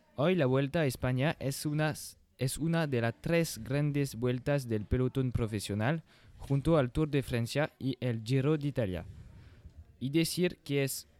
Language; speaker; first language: Spanish; non-native, learner; French